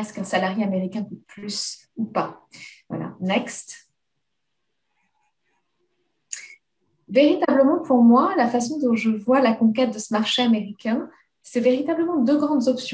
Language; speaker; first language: French; native; French